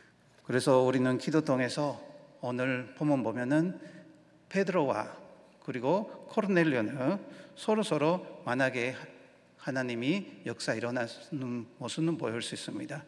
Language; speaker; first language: Korean; non-native, learner; Spanish